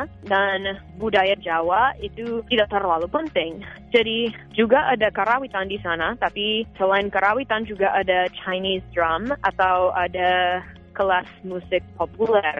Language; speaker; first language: Indonesian; non-native, fluent; English